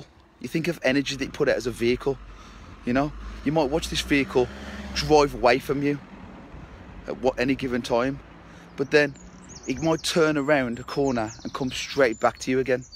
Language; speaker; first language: English; native; English